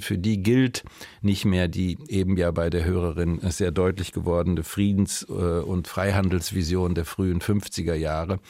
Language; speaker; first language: German; native; German